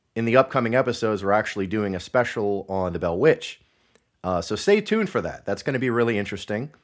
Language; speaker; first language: English; native; English